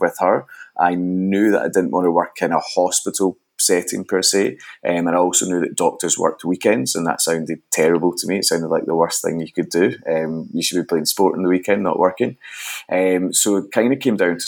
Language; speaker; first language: English; native; English